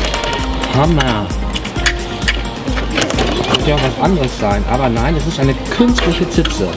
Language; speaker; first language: German; native; German